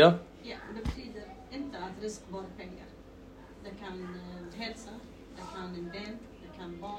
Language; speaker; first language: Swedish; non-native, learner; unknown